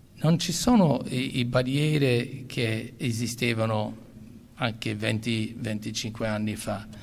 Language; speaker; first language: Italian; early bilingual, other home language; English